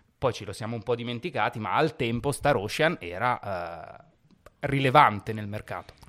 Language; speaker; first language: Italian; native; Italian